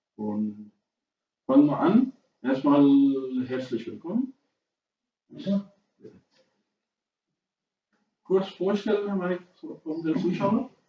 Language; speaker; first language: German; non-native, fluent; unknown